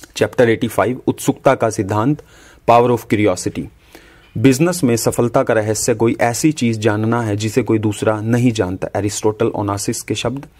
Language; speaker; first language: Hindi; native; Hindi